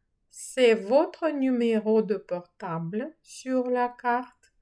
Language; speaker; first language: French; non-native, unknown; Ukrainian